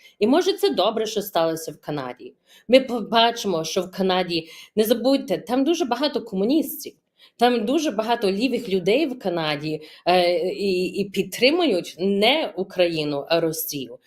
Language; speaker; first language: Ukrainian; early bilingual, heritage; Ukrainian